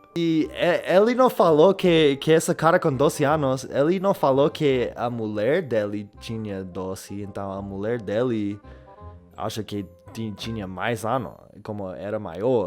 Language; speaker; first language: Portuguese; non-native, learner; English